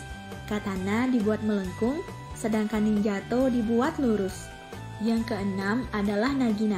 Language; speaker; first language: Indonesian; native; Indonesian